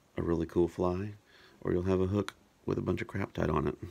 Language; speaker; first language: English; native; English